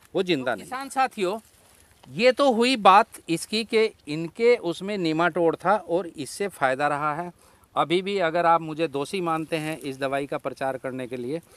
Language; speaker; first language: Hindi; native; Hindi